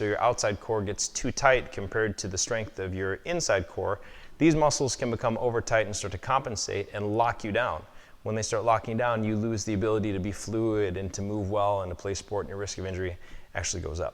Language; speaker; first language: English; native; English